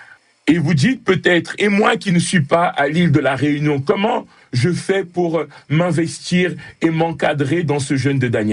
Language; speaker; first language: French; native; French